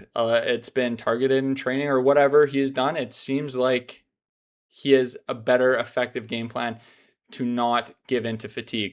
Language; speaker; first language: English; native; English